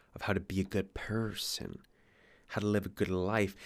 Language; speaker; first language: English; native; English